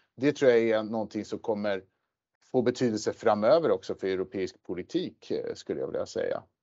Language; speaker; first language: Swedish; native; Swedish